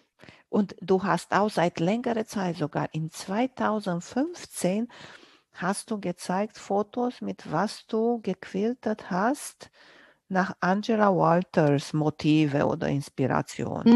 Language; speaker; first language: German; non-native, fluent; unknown